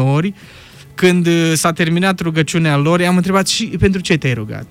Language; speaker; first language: Romanian; native; Romanian